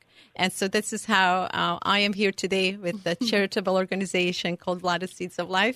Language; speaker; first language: English; non-native, fluent; Serbian